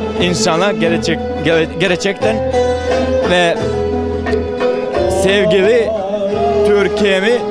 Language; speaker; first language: Turkish; non-native, learner; Bosnian